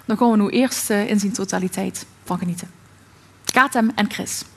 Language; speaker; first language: Dutch; native; Dutch